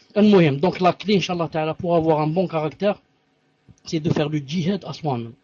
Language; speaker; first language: French; non-native, local second language; Arabic